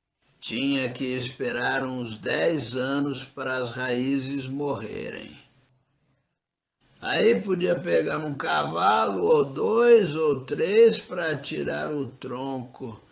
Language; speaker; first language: Portuguese; non-native, fluent; English